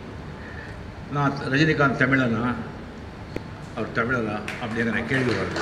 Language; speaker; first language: Tamil; non-native, fluent; Marathi